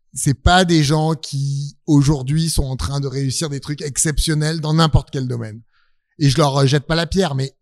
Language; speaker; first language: French; native; French